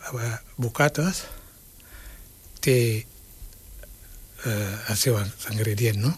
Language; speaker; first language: Catalan; non-native, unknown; Wolof